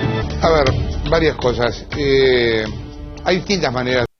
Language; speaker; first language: Spanish; native; Spanish